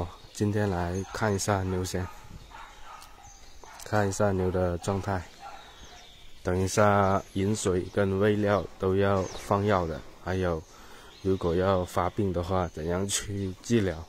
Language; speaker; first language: Chinese; non-native, local second language; Cantonese